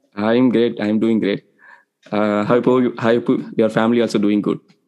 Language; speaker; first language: English; non-native, local second language; Tamil